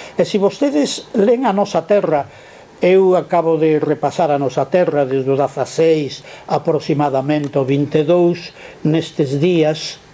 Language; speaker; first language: Galician; non-native, local second language; Spanish